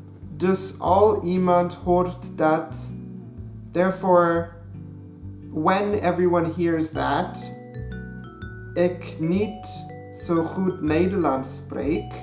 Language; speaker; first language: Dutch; non-native, learner; English